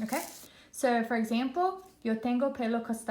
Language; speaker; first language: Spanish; non-native, fluent; English